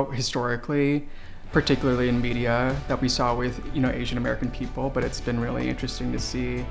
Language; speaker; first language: English; native; English